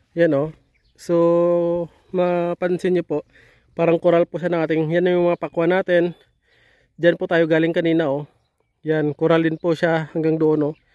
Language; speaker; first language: Filipino; non-native, local second language; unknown